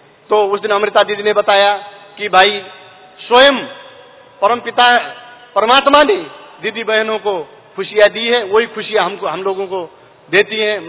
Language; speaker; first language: Hindi; non-native, fluent; Nepali